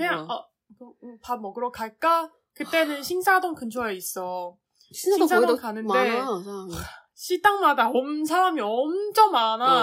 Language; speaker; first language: Korean; non-native, learner; Chinese